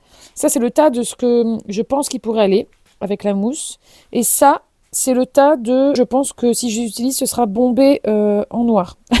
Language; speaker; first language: French; native; French